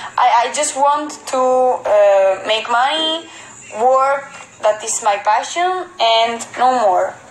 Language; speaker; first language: English; non-native, fluent; Spanish